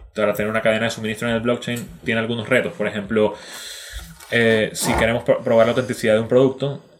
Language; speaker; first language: Spanish; native; Spanish